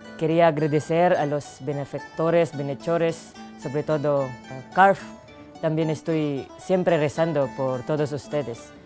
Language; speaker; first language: Spanish; non-native, fluent; Filipino